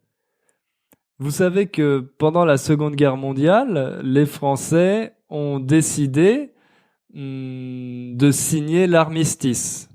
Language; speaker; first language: French; native; French